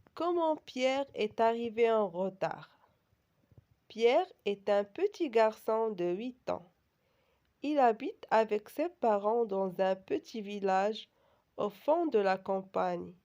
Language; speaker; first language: French; non-native, local second language; Arabic